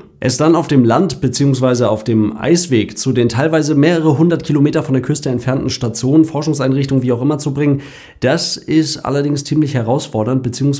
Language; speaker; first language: German; native; German